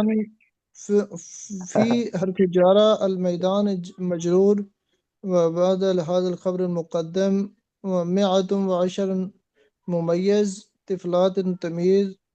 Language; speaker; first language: Arabic; non-native, learner; Urdu